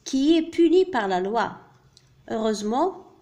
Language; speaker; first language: French; non-native, local second language; Arabic